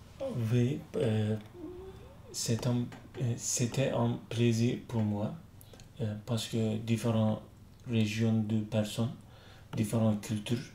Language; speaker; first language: French; non-native, learner; Turkish